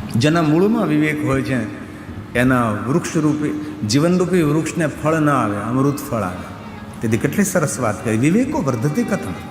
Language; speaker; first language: Gujarati; native; Gujarati